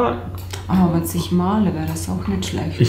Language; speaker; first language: German; non-native, learner; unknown